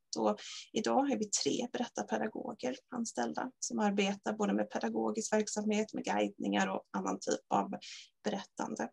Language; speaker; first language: Swedish; native; Swedish